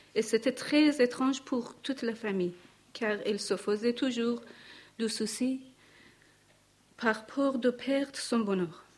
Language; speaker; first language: French; non-native, learner; Persian